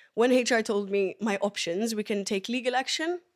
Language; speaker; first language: English; early bilingual, other home language; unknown